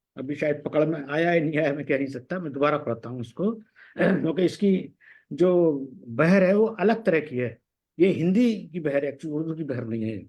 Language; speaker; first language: Hindi; native; Hindi